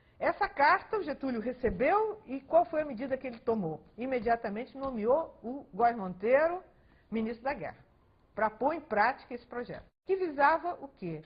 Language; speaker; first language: Portuguese; early bilingual, other home language; Spanish